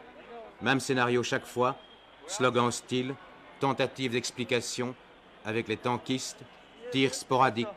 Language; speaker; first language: French; native; French